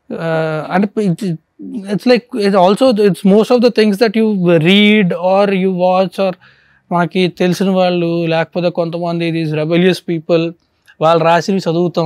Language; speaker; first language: Telugu; native; Telugu